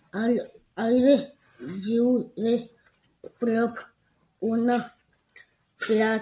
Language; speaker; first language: Catalan; non-native, local second language; Spanish